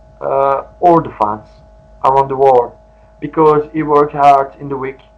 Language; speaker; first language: English; non-native, learner; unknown